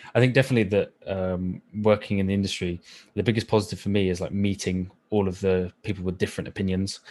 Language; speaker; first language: English; native; English